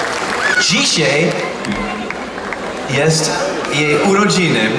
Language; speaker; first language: Polish; non-native, learner; English